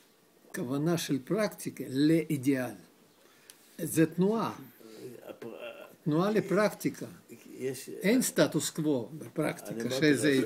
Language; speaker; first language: Hebrew; non-native, learner; Russian